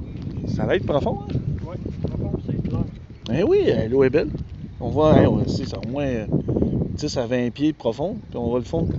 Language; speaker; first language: French; native; French